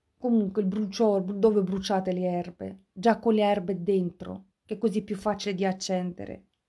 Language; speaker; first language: Italian; non-native, fluent; Russian